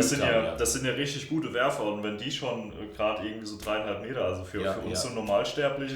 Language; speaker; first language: German; native; German